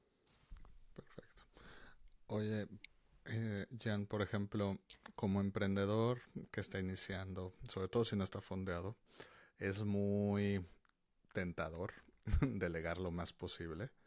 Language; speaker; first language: Spanish; native; Spanish